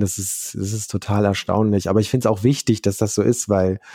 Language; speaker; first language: German; native; German